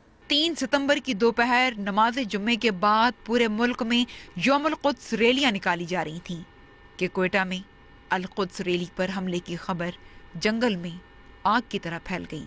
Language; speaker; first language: Urdu; native; Urdu